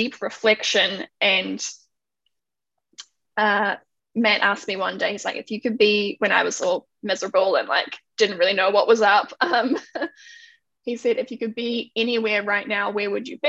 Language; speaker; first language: English; native; English